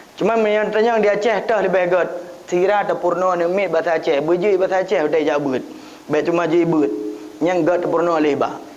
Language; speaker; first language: Malay; non-native, local second language; Achinese